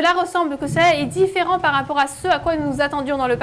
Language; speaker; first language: French; native; French